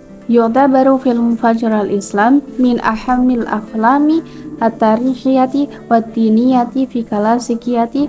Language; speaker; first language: Arabic; non-native, learner; Indonesian